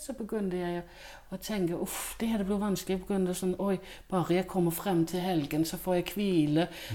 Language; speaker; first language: Norwegian; non-native, fluent; Danish